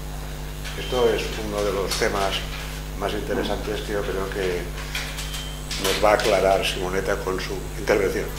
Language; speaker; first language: Spanish; native; Spanish